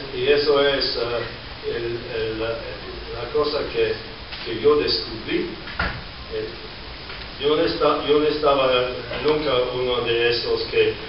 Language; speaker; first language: Spanish; non-native, learner; English